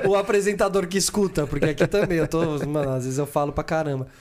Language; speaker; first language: Portuguese; early bilingual, other home language; Spanish